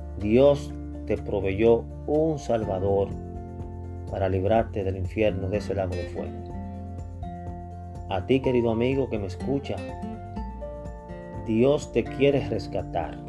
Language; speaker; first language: Spanish; native; Spanish